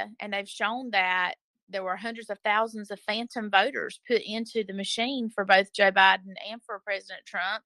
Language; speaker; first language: English; native; English